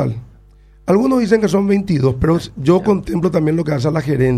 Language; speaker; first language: Spanish; native; Spanish